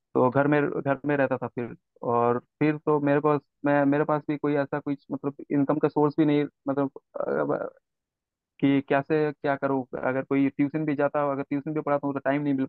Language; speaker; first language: Hindi; non-native, local second language; Bangla